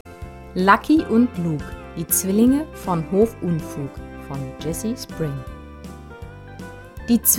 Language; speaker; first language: German; native; German